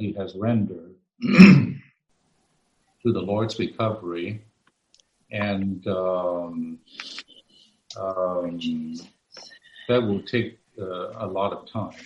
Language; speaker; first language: English; non-native, local second language; Cantonese